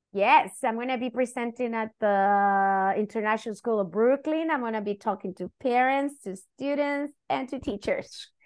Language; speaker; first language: English; non-native, fluent; Spanish